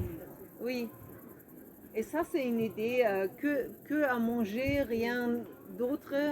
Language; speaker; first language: French; non-native, fluent; German